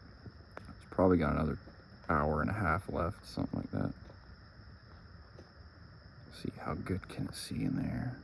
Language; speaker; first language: English; native; English